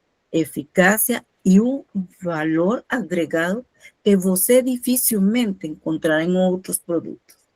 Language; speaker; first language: Portuguese; non-native, fluent; Spanish